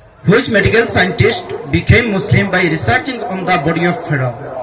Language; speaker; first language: English; non-native, local second language; Bangla